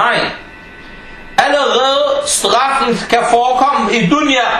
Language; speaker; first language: Danish; early bilingual, other home language; Arabic